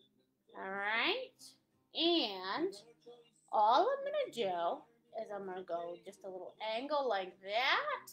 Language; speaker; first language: English; native; English